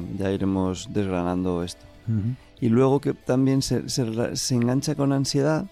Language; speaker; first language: Spanish; native; Spanish